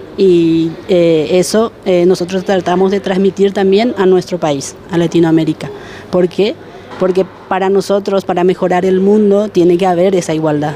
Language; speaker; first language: Spanish; native; Spanish